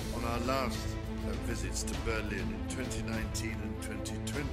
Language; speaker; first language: English; native; English